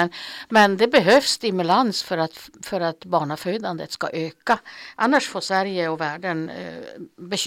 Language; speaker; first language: Swedish; native; Swedish